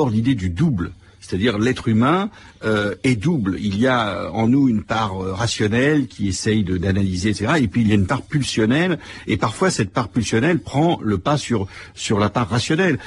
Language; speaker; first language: French; native; French